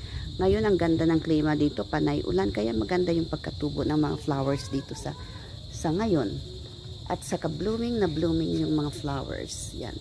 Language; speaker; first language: Filipino; non-native, local second language; Hiligaynon